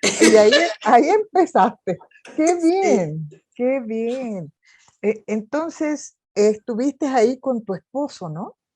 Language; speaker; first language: Spanish; native; Spanish